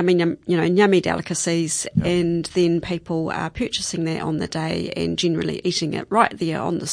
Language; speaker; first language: English; native; English